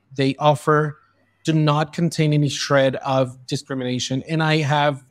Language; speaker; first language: English; early bilingual, other home language; Spanish